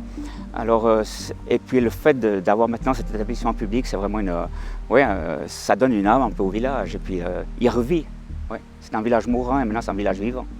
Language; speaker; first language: French; native; French